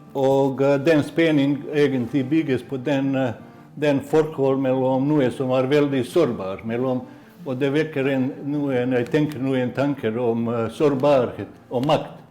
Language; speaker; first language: Norwegian; non-native, fluent; Bosnian